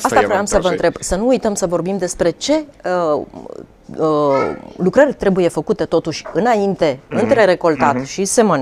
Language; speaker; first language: Romanian; native; Romanian